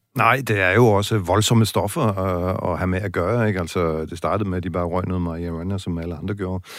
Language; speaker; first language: Danish; native; Danish